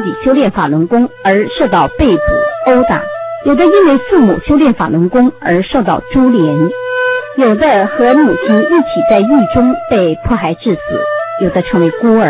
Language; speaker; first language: Chinese; native; Chinese